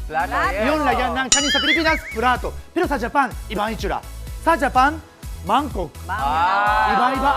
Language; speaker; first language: Filipino; non-native, learner; Japanese